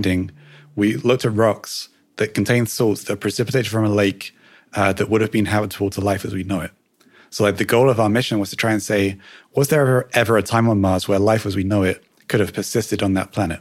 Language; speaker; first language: English; native; English